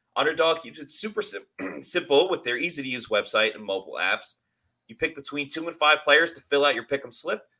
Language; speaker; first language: English; native; English